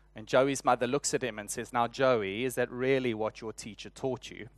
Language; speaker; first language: English; native; English